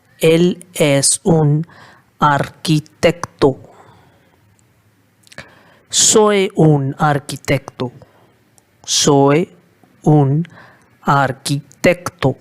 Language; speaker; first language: Spanish; non-native, fluent; Hindi